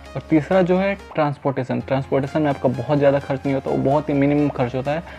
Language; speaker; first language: Hindi; native; Hindi